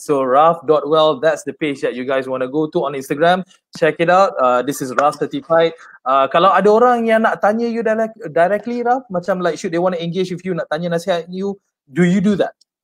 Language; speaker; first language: English; non-native, local second language; Malay